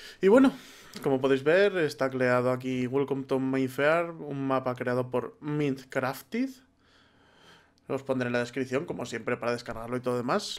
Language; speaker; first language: Spanish; native; Spanish